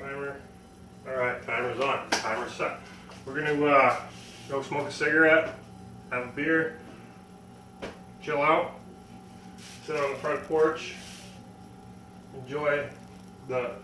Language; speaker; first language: English; native; English